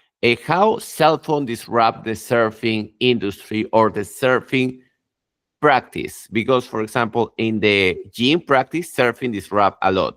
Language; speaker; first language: English; non-native, fluent; Spanish